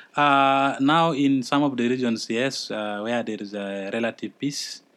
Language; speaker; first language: English; non-native, fluent; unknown